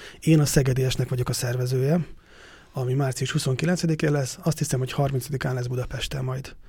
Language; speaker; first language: Hungarian; native; Hungarian